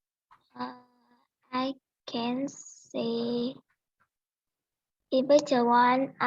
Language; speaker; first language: English; non-native, learner; Vietnamese